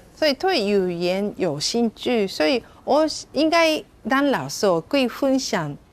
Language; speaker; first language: Chinese; non-native, fluent; Japanese